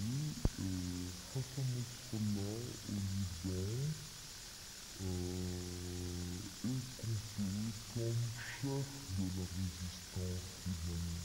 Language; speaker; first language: French; non-native, local second language; Arabic